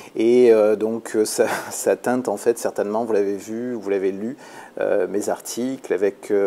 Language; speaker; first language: French; native; French